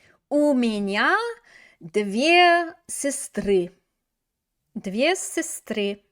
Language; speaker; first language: Russian; non-native, fluent; English